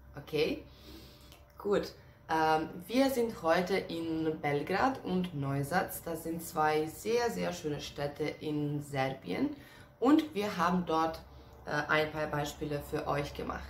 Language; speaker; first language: German; non-native, fluent; Serbian